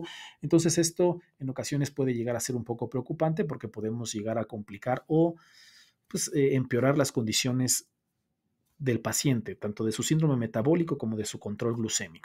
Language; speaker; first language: Spanish; native; Spanish